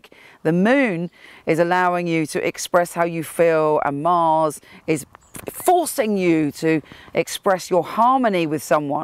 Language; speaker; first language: English; native; English